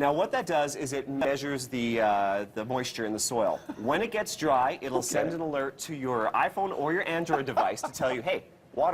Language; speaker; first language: English; native; English